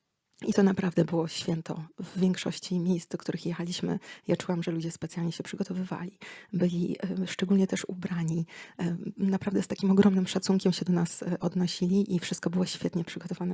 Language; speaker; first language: Polish; native; Polish